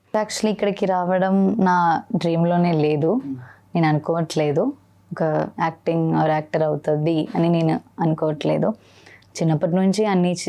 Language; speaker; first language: Telugu; non-native, learner; Malayalam